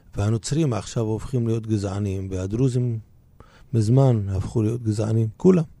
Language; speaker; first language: Hebrew; non-native, local second language; Arabic